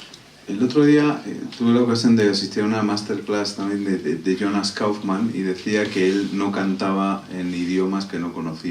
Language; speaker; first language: Spanish; native; Spanish